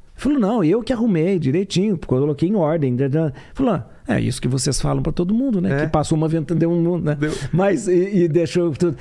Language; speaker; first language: Portuguese; native; Portuguese